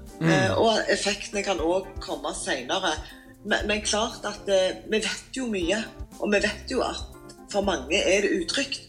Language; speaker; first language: Norwegian; native; Norwegian